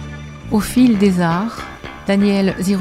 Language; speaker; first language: French; native; French